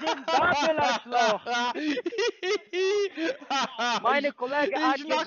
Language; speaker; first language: German; non-native, learner; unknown